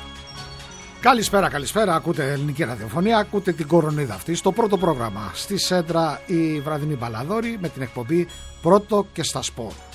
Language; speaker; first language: Greek; native; Greek